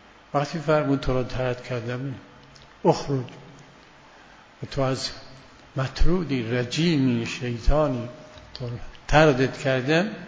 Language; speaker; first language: Persian; native; Persian